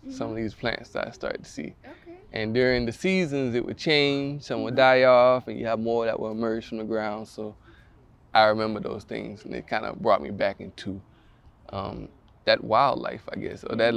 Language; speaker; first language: English; native; English